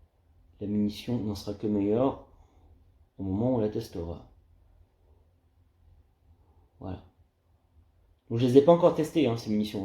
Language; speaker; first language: French; native; French